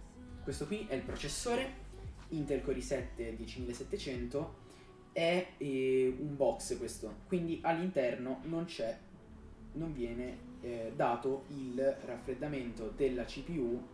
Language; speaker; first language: Italian; native; Italian